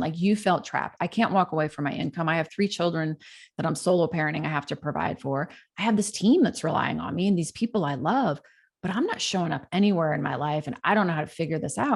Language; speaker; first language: English; native; English